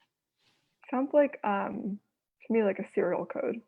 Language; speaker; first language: English; native; English